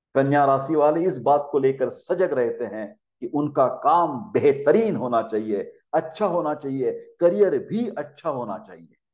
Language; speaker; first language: Hindi; non-native, local second language; Marathi